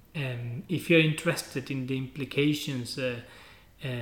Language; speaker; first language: English; non-native, fluent; Spanish